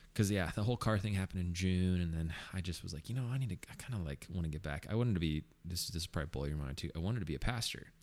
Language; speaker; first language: English; early bilingual, other home language; Spanish